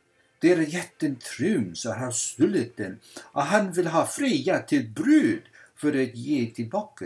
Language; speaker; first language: Swedish; non-native, fluent; English